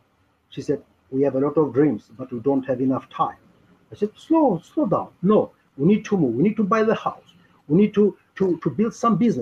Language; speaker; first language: English; non-native, fluent; Albanian